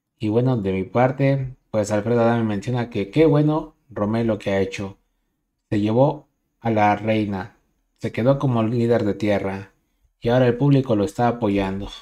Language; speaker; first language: Spanish; native; Spanish